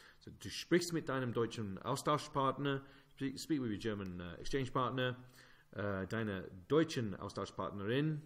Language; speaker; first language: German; non-native, fluent; English